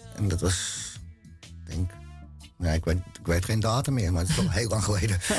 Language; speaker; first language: Dutch; native; Dutch